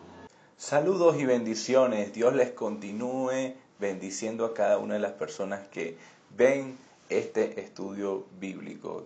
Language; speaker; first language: Spanish; native; Spanish